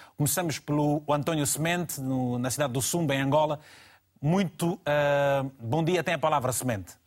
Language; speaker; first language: Portuguese; native; Portuguese